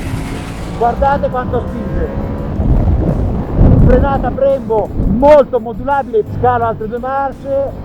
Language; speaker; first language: Italian; native; Italian